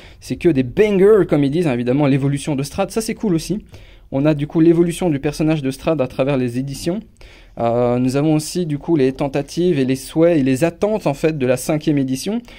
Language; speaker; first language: French; non-native, fluent; English